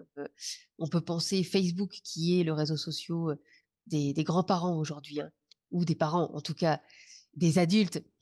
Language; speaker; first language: French; native; French